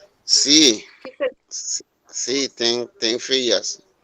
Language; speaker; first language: Portuguese; non-native, learner; Haitian Creole